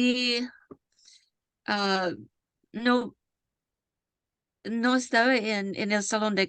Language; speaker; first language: Spanish; non-native, fluent; English